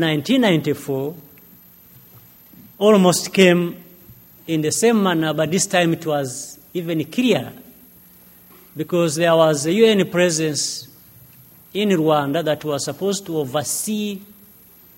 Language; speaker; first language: English; non-native, local second language; Kinyarwanda